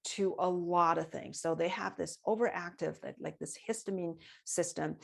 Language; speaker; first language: English; non-native, fluent; Chinese